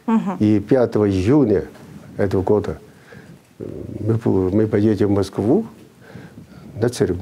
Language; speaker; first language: Russian; non-native, fluent; Chinese